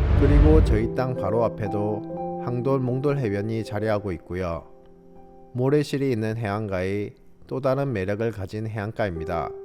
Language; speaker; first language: Korean; native; Korean